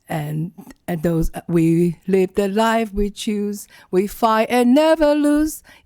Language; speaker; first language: English; non-native, learner; Chinese